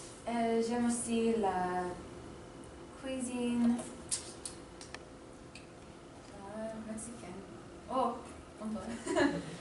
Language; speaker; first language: French; non-native, learner; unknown